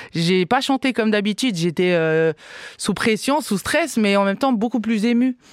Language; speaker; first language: French; non-native, local second language; Arabic